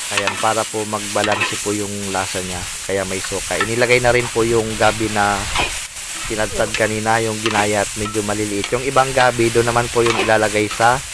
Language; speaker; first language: Filipino; non-native, local second language; Bikol